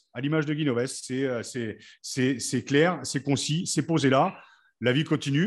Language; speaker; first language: French; native; French